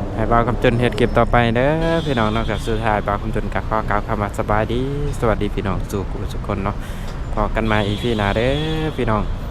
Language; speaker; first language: Thai; native; Thai